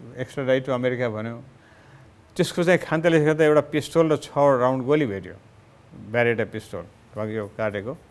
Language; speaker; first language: Nepali; native; Nepali